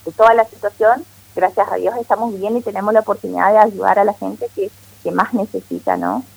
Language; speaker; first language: Spanish; non-native, fluent; Portuguese